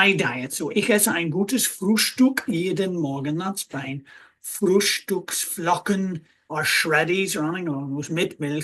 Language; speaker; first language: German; non-native, fluent; English